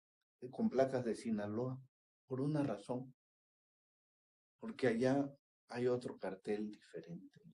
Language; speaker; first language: Spanish; native; Spanish